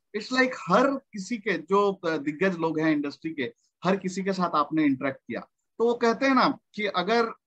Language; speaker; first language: Hindi; native; Hindi